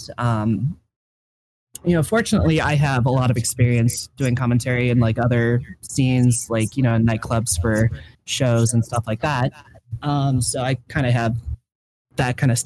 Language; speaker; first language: English; native; English